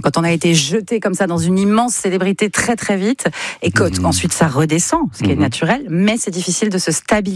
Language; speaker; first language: French; native; French